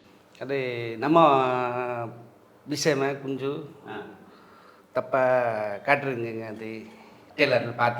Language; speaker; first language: Tamil; non-native, learner; Hindi